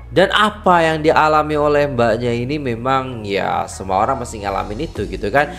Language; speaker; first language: Malay; non-native, fluent; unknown